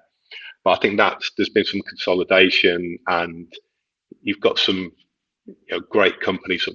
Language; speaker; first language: English; native; English